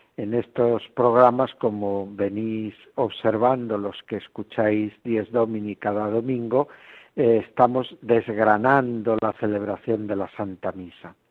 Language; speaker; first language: Spanish; native; Spanish